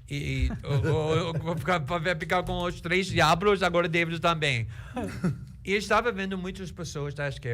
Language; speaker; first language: Portuguese; non-native, fluent; English